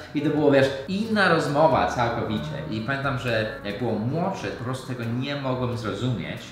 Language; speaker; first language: Polish; early bilingual, heritage; Polish